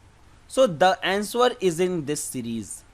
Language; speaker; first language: English; non-native, local second language; Hindi